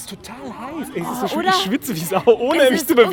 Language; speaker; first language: German; native; German